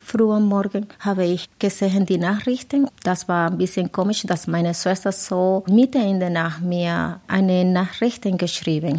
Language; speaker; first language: German; non-native, fluent; Spanish